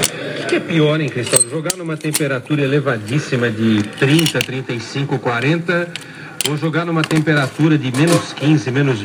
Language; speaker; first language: Portuguese; native; Portuguese